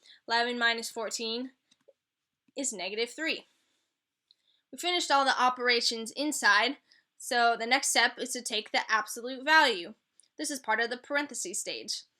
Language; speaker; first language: English; native; English